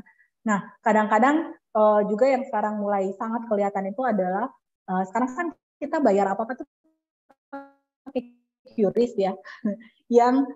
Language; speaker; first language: Indonesian; native; Indonesian